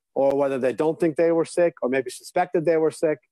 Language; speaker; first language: English; native; English